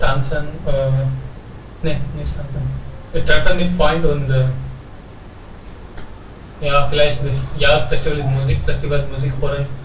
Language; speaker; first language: German; non-native, learner; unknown